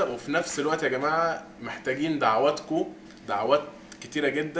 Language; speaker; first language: Arabic; native; Arabic